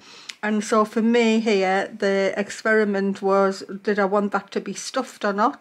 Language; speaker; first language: English; native; English